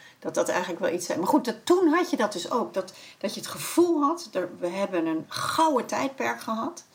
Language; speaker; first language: Dutch; native; Dutch